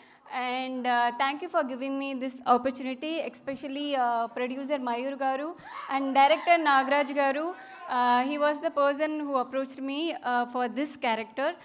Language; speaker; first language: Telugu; non-native, learner; Tamil